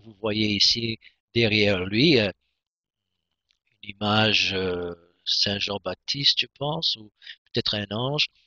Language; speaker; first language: French; non-native, fluent; English